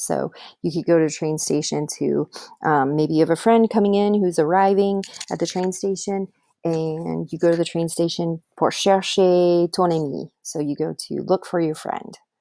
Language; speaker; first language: English; native; English